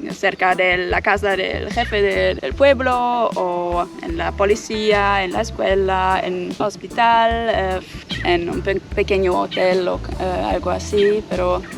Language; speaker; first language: Spanish; non-native, fluent; German